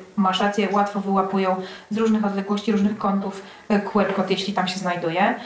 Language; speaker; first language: Polish; native; Polish